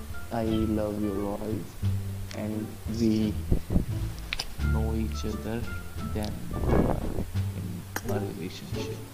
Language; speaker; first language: English; non-native, learner; Malayalam